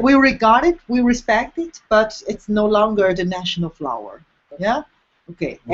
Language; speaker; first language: English; non-native, fluent; Chinese